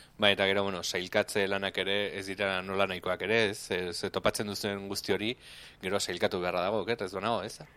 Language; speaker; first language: Basque; native; Basque